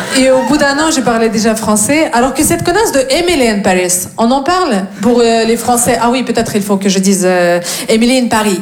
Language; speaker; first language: French; non-native, fluent; Russian